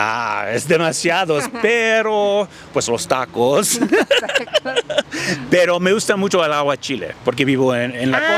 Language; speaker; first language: Spanish; early bilingual, heritage; English